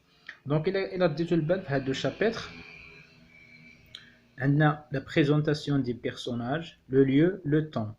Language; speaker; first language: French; non-native, local second language; Arabic